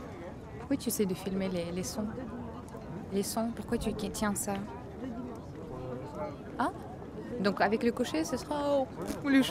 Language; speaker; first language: French; non-native, fluent; Russian